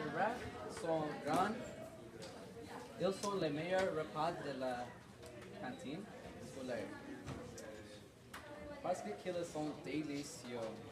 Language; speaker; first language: French; non-native, learner; English